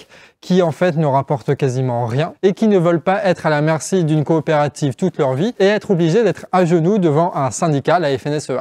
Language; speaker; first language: French; native; French